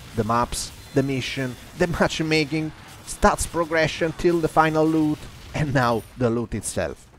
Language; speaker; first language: English; non-native, fluent; Italian